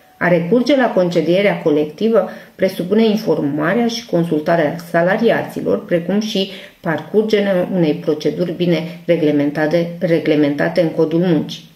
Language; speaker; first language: Romanian; non-native, local second language; Hungarian